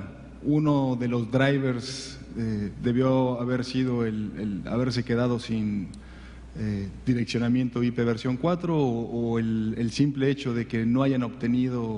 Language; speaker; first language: Spanish; native; Spanish